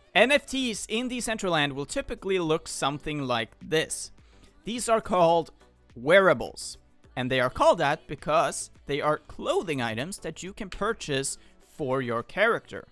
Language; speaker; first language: English; non-native, fluent; Swedish